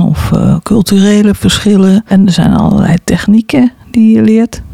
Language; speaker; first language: Dutch; native; Dutch